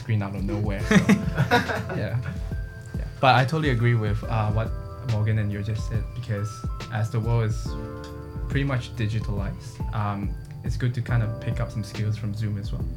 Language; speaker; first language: English; non-native, local second language; Chinese